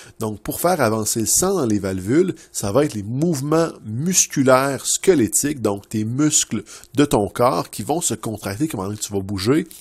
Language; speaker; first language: French; native; French